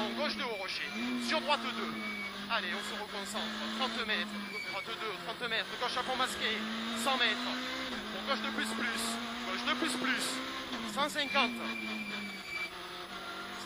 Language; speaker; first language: French; native; French